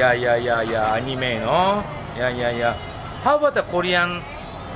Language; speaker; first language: English; non-native, learner; Japanese